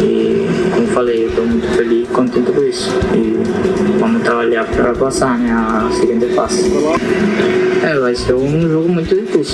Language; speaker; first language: Portuguese; non-native, fluent; Spanish